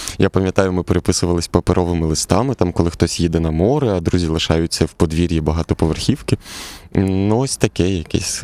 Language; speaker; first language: Ukrainian; non-native, local second language; Russian